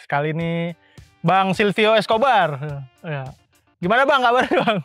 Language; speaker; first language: Indonesian; native; Indonesian